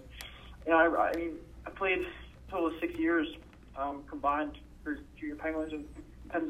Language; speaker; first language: English; native; English